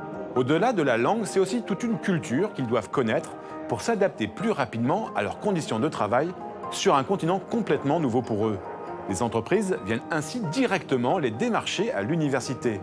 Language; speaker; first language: French; native; French